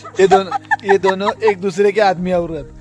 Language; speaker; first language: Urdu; non-native, local second language; Marathi